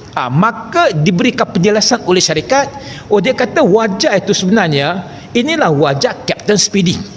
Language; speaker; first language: Malay; non-native, local second language; Chinese